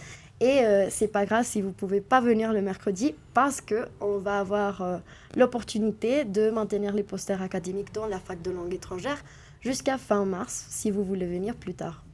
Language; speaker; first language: French; non-native, fluent; Spanish